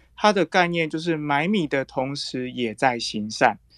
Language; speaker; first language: Chinese; native; Chinese